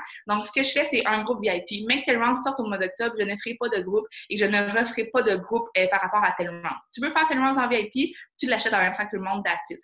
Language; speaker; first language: French; native; French